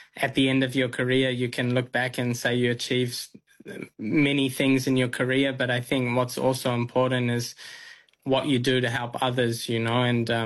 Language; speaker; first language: English; early bilingual, other home language; Punjabi